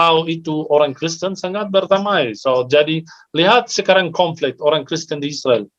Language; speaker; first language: Indonesian; non-native, fluent; Arabic